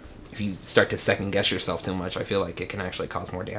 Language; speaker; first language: English; native; English